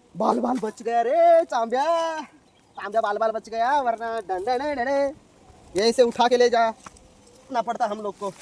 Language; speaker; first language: Hindi; non-native, local second language; Marathi